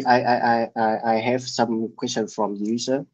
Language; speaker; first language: English; non-native, learner; Vietnamese